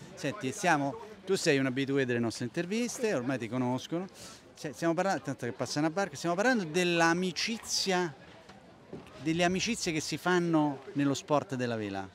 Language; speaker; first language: Italian; native; Italian